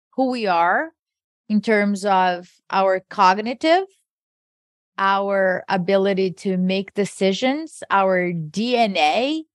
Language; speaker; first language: English; early bilingual, other home language; Portuguese